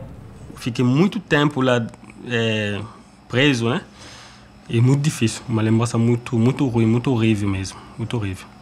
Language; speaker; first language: Portuguese; non-native, fluent; French